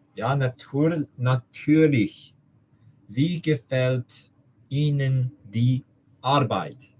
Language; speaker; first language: German; non-native, learner; Cantonese